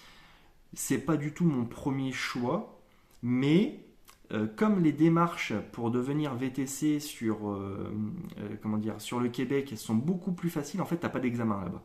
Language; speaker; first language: French; native; French